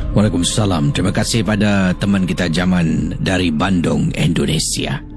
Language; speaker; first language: Malay; native; Malay